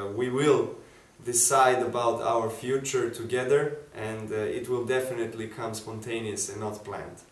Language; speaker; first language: English; non-native, fluent; Serbian